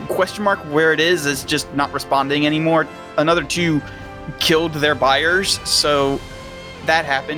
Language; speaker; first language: English; native; English